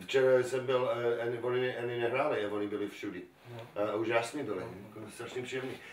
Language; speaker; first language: Czech; non-native, learner; English